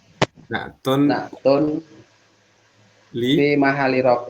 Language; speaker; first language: Arabic; non-native, learner; Indonesian